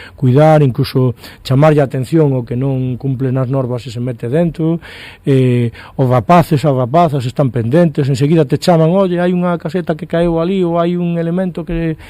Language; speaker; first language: Galician; native; Galician